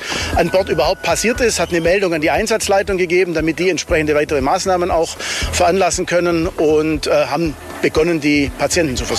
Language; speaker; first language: German; native; German